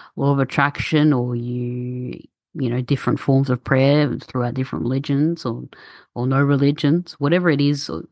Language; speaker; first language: English; native; English